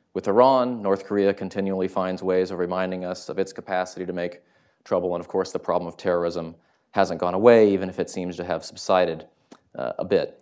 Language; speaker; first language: English; native; English